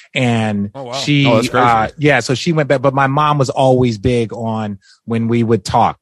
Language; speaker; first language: English; native; English